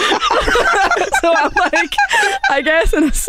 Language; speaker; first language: English; native; English